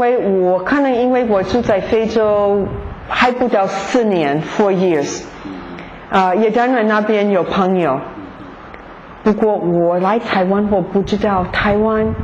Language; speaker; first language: Chinese; non-native, fluent; English